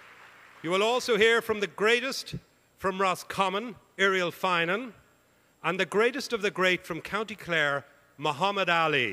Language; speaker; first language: English; native; English